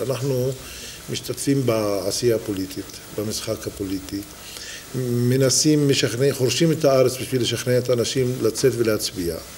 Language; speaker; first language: Hebrew; non-native, local second language; Arabic